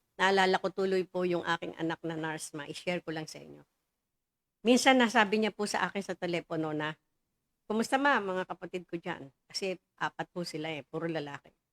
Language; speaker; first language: Filipino; native; Filipino